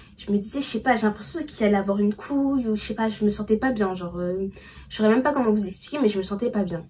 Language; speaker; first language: French; early bilingual, other home language; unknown